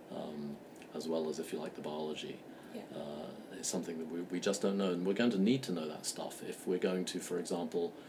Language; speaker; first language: English; native; English